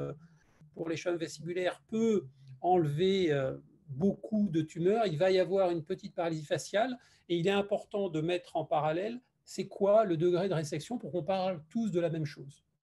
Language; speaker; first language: French; native; French